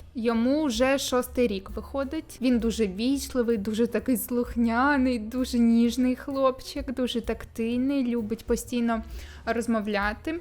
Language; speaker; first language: Ukrainian; non-native, local second language; Russian